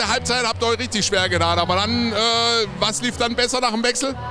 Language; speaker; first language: German; native; German